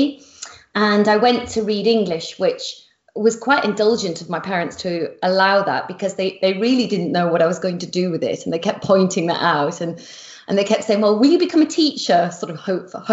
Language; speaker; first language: English; native; English